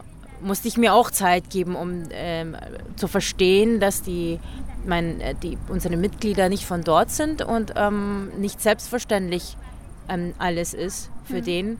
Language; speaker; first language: German; early bilingual, other home language; Filipino